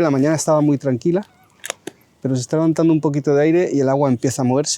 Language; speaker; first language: Spanish; native; Spanish